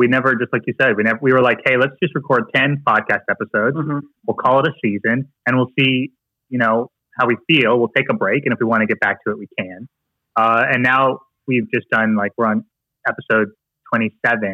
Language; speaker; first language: English; native; English